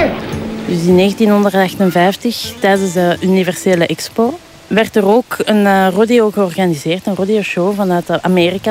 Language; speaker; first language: Dutch; native; Dutch